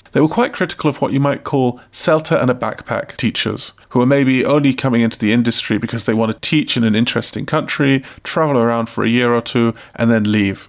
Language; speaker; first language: English; native; English